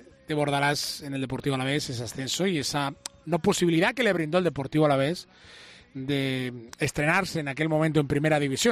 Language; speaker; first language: Spanish; native; Spanish